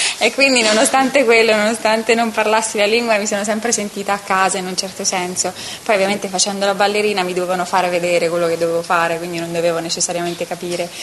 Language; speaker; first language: Italian; native; Italian